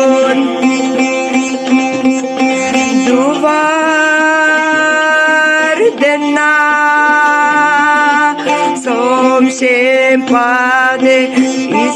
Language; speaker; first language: Swedish; non-native, fluent; Kurdish